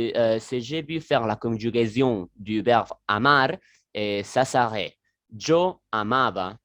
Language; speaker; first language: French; non-native, learner; Spanish